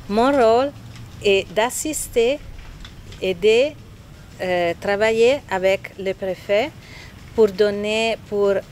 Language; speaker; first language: French; non-native, fluent; Italian